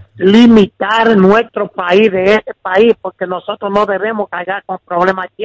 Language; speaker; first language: Spanish; native; Spanish